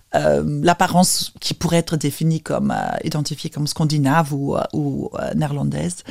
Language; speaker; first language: French; non-native, fluent; Lithuanian